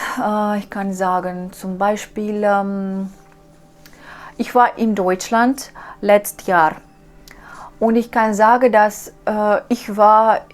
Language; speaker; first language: German; non-native, learner; Russian